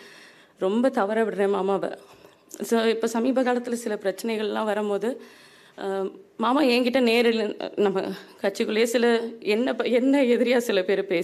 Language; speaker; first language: Tamil; native; Tamil